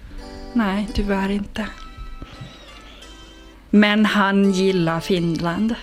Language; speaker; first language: Swedish; non-native, fluent; Finnish